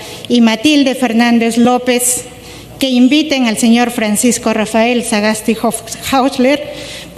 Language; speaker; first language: Spanish; native; Spanish